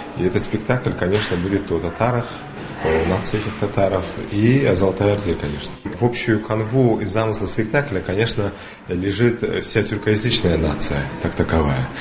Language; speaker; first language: Russian; non-native, local second language; Kazakh